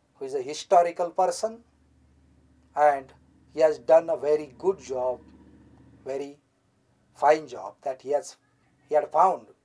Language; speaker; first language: English; non-native, local second language; Marathi